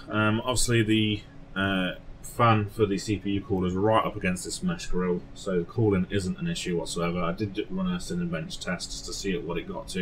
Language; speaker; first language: English; native; English